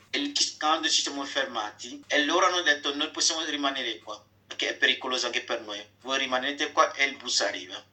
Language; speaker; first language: Italian; non-native, fluent; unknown